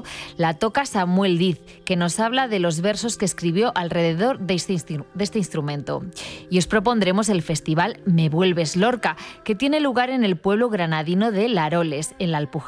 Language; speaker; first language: Spanish; native; Spanish